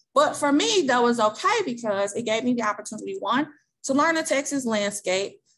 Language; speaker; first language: English; native; English